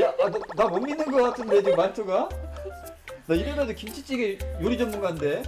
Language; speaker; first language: Korean; native; Korean